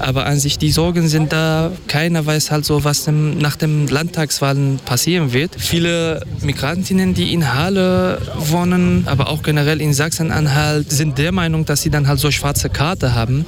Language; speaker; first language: German; non-native, fluent; Kurdish